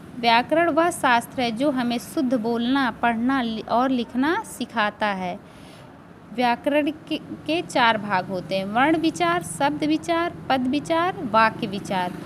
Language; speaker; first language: Hindi; native; Hindi